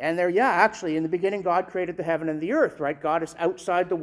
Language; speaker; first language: English; native; English